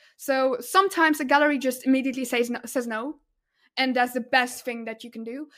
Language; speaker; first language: English; non-native, fluent; Russian